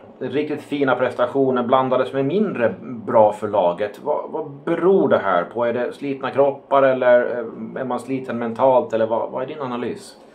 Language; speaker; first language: Swedish; native; Swedish